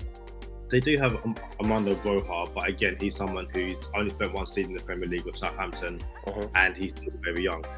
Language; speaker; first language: English; native; English